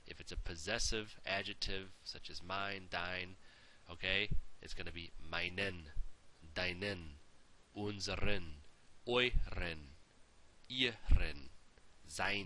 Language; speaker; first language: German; non-native, fluent; English